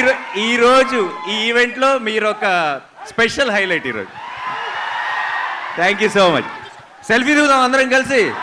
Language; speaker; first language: Telugu; native; Telugu